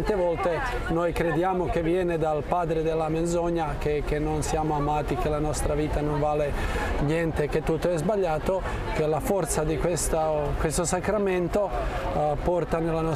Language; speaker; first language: Italian; non-native, fluent; Croatian